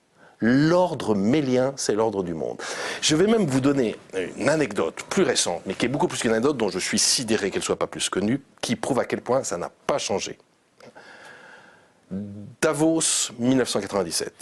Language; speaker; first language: French; native; French